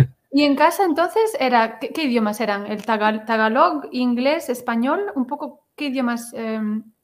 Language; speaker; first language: Spanish; native; Spanish